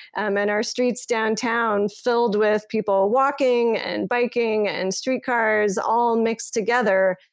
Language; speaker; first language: English; native; English